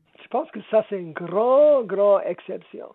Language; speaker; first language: French; non-native, local second language; English